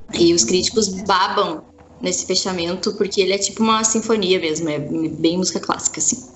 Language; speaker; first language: Portuguese; native; Portuguese